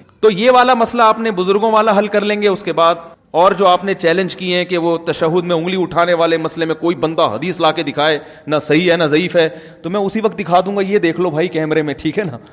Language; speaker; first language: Urdu; native; Urdu